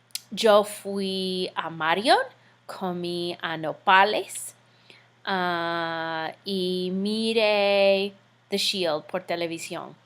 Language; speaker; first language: Spanish; non-native, fluent; English